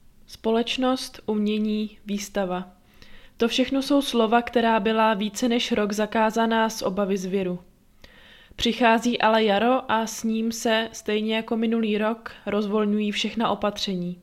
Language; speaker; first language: Czech; native; Czech